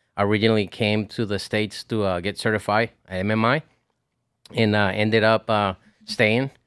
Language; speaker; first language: English; non-native, fluent; Spanish